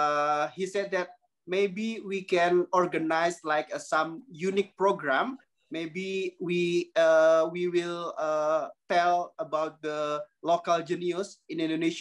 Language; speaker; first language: English; non-native, learner; Indonesian